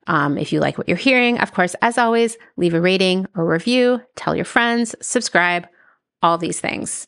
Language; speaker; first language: English; native; English